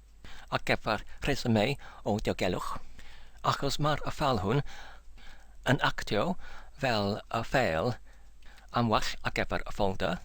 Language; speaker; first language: Welsh; non-native, learner; English